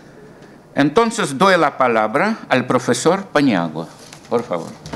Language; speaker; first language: Spanish; non-native, fluent; Russian